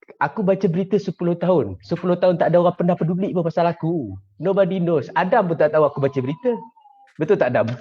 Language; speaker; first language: Malay; native; Malay